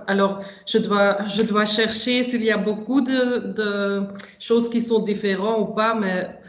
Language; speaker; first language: French; non-native, local second language; Dutch